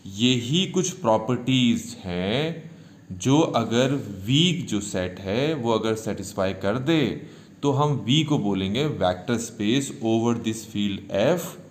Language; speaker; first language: Hindi; native; Hindi